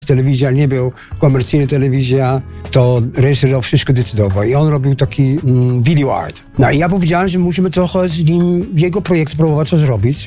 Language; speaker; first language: Polish; non-native, learner; Dutch